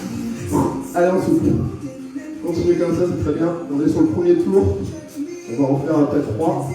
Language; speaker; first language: French; native; French